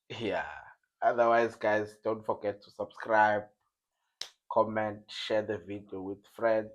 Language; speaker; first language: English; non-native, local second language; Zulu